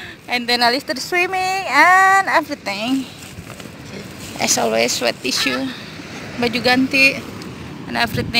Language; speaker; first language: English; non-native, learner; Indonesian